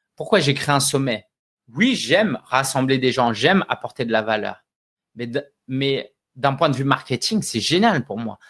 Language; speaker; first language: French; native; French